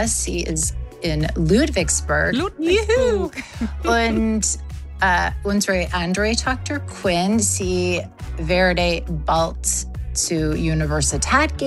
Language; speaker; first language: German; non-native, learner; English